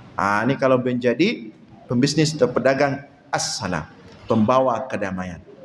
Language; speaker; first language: Malay; non-native, local second language; Achinese